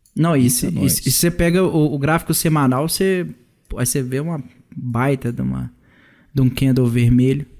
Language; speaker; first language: Portuguese; native; Portuguese